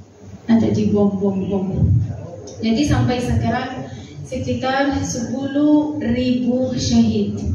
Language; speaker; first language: Indonesian; non-native, fluent; Arabic